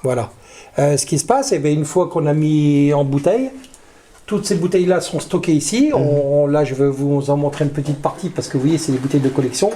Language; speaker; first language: French; native; French